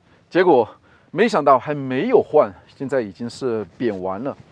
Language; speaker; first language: Chinese; native; Chinese